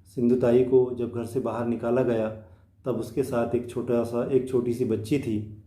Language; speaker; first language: Hindi; non-native, local second language; Marathi